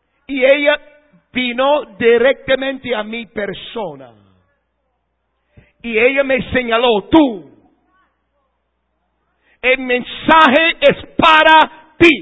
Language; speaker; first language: Spanish; non-native, fluent; English